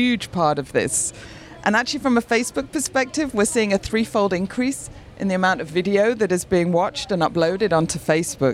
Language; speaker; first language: English; native; English